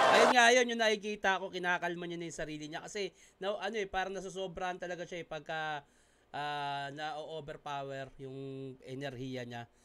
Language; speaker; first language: Filipino; native; Filipino